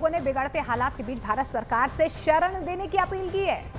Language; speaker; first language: Hindi; native; Hindi